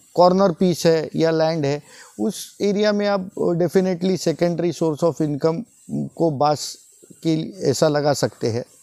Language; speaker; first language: Hindi; non-native, local second language; Marathi